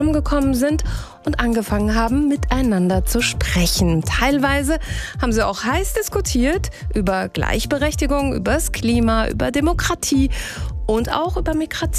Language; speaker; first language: German; native; German